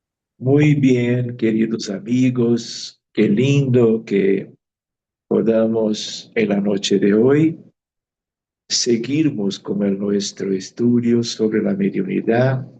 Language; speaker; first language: Spanish; non-native, fluent; Portuguese